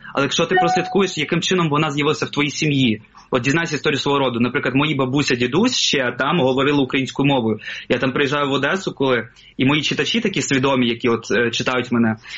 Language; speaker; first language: Ukrainian; non-native, local second language; Russian